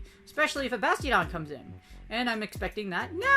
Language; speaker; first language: English; native; English